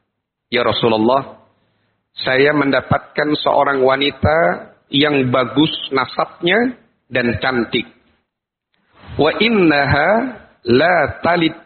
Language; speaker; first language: Indonesian; native; Indonesian